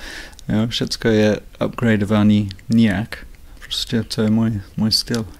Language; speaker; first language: Czech; non-native, fluent; English